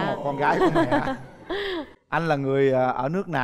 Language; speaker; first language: Vietnamese; native; Vietnamese